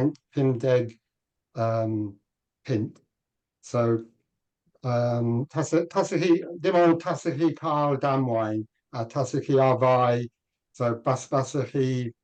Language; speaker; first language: Welsh; non-native, learner; English